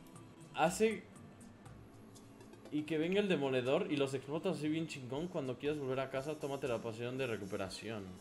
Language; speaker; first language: Spanish; native; Spanish